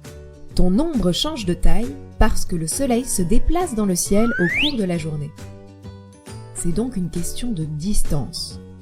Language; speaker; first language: French; native; French